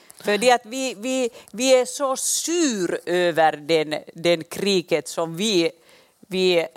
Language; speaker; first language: Swedish; non-native, local second language; Finnish